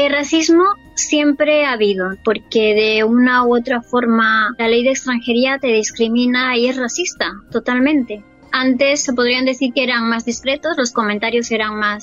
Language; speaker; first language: Spanish; native; Spanish